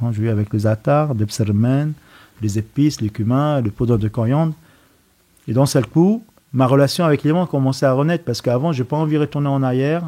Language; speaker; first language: French; non-native, fluent; Arabic